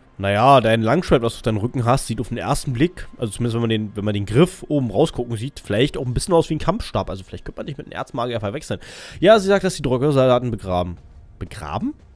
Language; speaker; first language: German; native; German